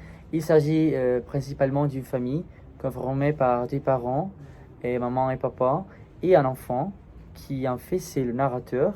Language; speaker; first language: French; non-native, learner; Spanish